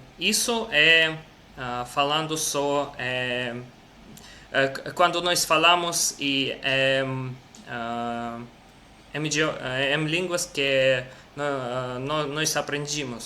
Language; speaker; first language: Portuguese; non-native, learner; Russian